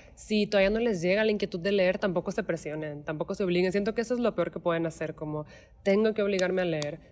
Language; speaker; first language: Spanish; native; Spanish